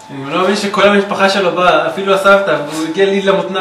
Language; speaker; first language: Hebrew; native; Hebrew